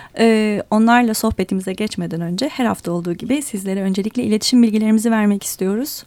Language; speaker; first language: Turkish; native; Turkish